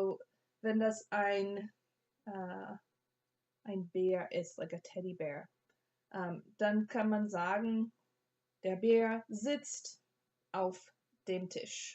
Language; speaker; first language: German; non-native, fluent; English